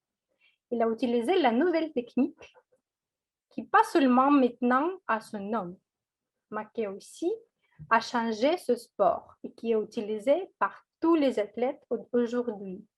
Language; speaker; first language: French; non-native, learner; Russian